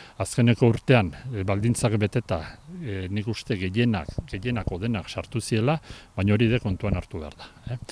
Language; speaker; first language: Basque; native; Basque